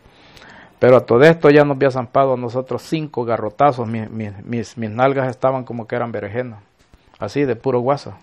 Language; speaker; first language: Spanish; native; Spanish